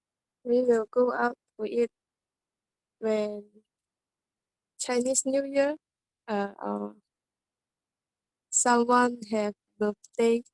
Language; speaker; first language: English; non-native, learner; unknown